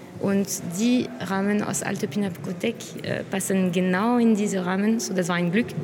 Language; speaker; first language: German; non-native, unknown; French